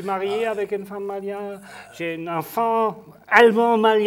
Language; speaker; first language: French; non-native, learner; German